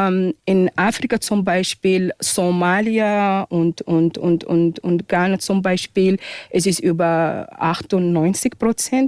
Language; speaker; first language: German; non-native, fluent; Arabic